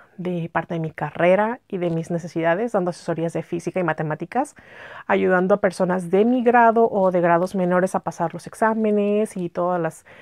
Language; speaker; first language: Spanish; native; Spanish